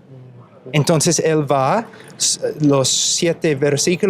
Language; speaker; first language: Spanish; non-native, fluent; English